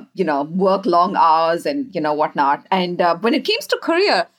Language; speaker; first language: English; non-native, local second language; Kannada